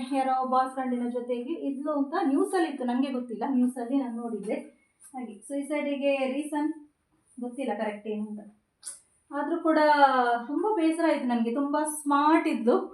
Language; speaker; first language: Kannada; native; Kannada